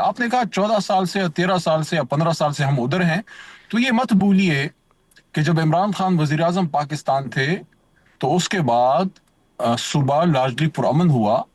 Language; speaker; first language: Urdu; non-native, local second language; Pashto